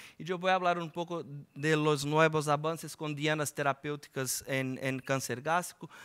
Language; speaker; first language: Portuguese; native; Portuguese